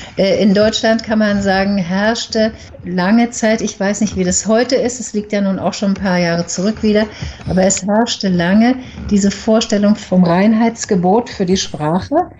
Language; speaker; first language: German; native; German